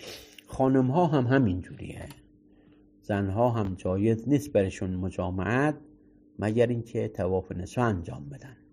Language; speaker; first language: Persian; native; Persian